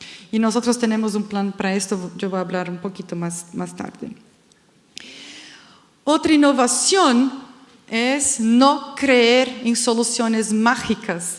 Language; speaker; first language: Spanish; non-native, fluent; Portuguese